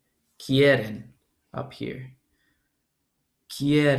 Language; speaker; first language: Spanish; non-native, fluent; English